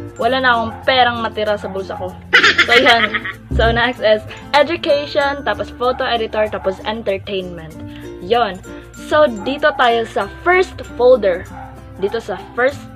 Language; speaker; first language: Filipino; non-native, local second language; Cebuano